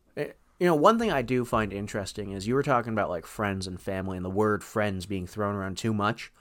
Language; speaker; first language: English; native; English